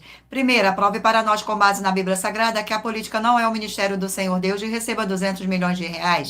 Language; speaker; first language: Portuguese; native; Portuguese